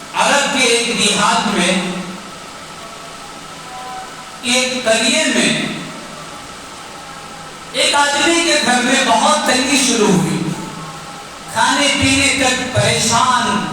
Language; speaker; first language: Urdu; native; Urdu